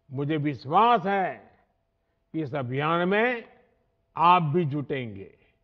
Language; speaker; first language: Hindi; non-native, local second language; Gujarati